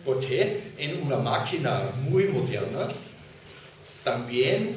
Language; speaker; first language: Spanish; non-native, fluent; German